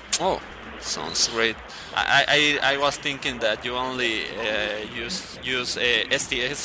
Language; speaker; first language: English; non-native, learner; Spanish